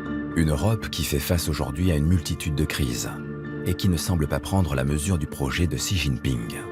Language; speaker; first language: French; native; French